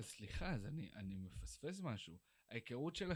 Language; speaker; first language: Hebrew; native; Hebrew